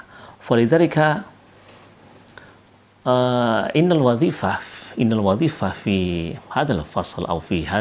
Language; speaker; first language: Arabic; non-native, fluent; Indonesian